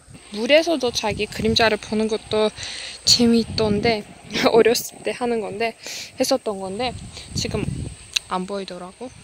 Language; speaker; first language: Korean; non-native, learner; Azerbaijani